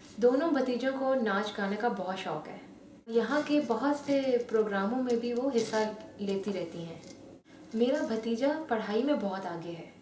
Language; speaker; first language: Hindi; non-native, local second language; Urdu